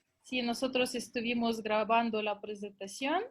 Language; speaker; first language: Spanish; native; Spanish